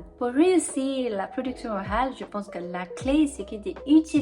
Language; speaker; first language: French; non-native, fluent; English